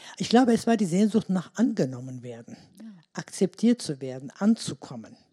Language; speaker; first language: German; early bilingual, other home language; Turkish